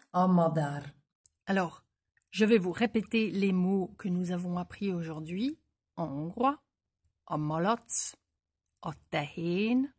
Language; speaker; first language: French; native; French